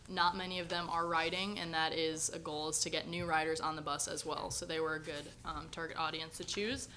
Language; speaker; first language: English; native; English